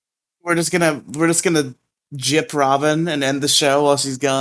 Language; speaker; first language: English; native; English